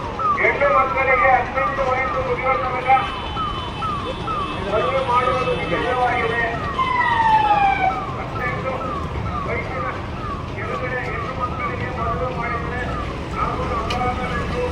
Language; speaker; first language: Kannada; native; Kannada